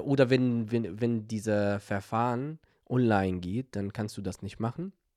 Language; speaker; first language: German; non-native, fluent; Arabic